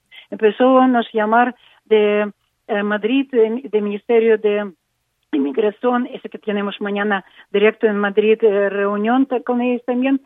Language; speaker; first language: Spanish; non-native, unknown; Ukrainian